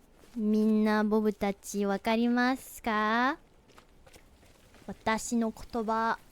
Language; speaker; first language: Japanese; non-native, learner; English